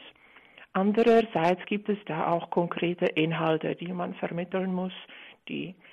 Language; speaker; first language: German; non-native, fluent; Czech